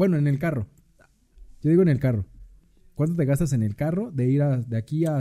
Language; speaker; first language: Spanish; native; Spanish